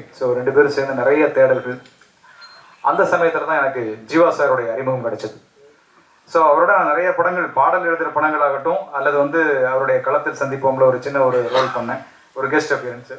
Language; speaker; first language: Tamil; native; Tamil